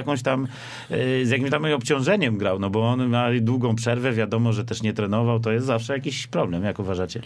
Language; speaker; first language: Polish; native; Polish